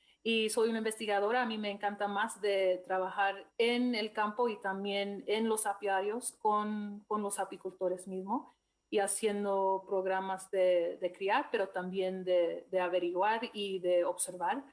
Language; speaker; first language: Spanish; non-native, fluent; English